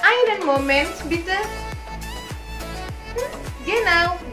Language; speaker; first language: German; non-native, fluent; Indonesian